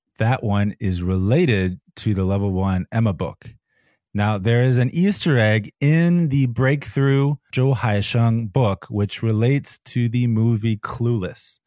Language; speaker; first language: English; native; English